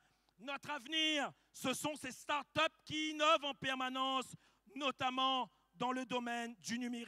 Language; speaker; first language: French; native; French